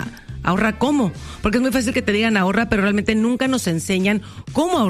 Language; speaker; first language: Spanish; native; Spanish